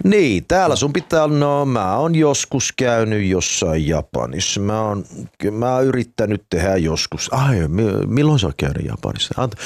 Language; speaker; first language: Finnish; early bilingual, heritage; Finnish